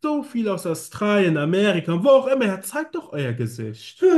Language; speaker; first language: German; native; German